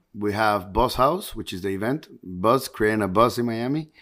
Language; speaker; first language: English; early bilingual, heritage; Spanish